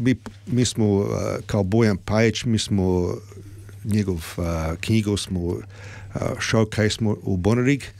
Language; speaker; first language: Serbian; early bilingual, heritage; Croatian